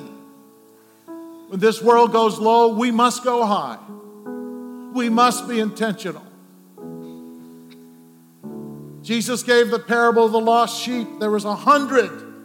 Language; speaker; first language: English; native; English